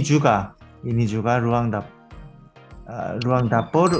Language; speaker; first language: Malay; non-native, learner; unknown